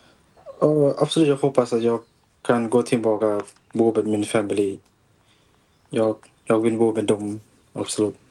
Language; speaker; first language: Swedish; non-native, fluent; Thai